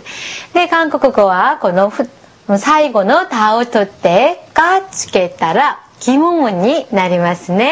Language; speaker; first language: Japanese; non-native, fluent; Korean